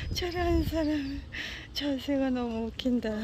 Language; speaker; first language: Korean; non-native, fluent; Mongolian